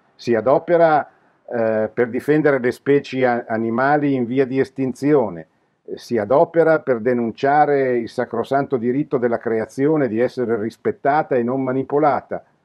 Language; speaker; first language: Italian; native; Italian